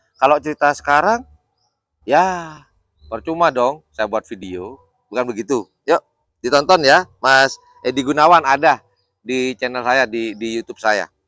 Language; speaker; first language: Indonesian; native; Indonesian